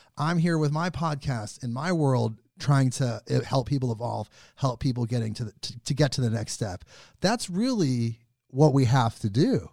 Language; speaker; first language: English; native; English